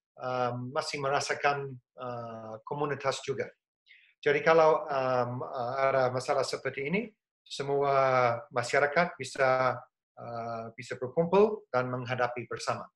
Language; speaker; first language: Indonesian; non-native, fluent; English